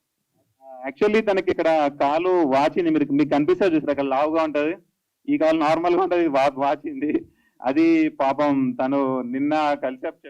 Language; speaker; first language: Telugu; native; Telugu